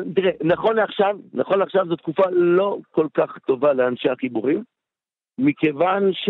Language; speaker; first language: Hebrew; native; Hebrew